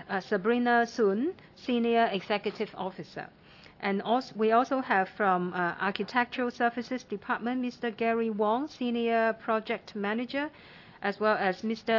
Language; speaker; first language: English; non-native, local second language; Cantonese